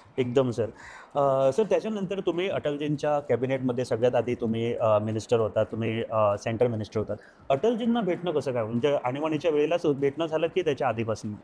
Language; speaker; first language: Marathi; non-native, local second language; Konkani